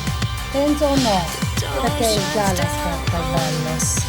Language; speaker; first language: Italian; non-native, learner; English